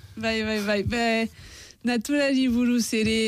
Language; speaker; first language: Basque; non-native, local second language; French